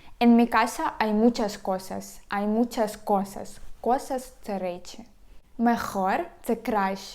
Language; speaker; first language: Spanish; non-native, fluent; Ukrainian